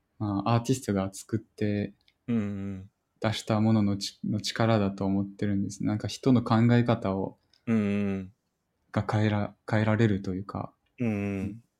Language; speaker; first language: Japanese; non-native, fluent; French